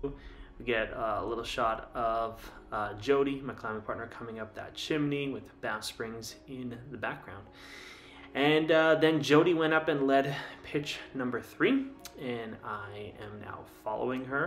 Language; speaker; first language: English; native; English